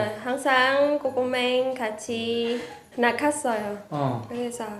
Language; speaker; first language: Korean; non-native, learner; Vietnamese